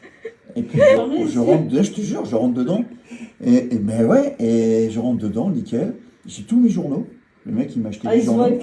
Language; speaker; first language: French; native; French